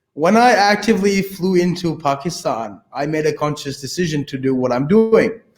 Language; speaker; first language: English; early bilingual, other home language; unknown